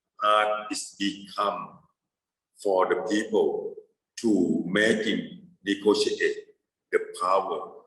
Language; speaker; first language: English; non-native, fluent; Thai